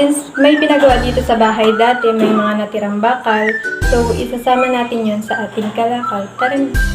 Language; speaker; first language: Filipino; native; Filipino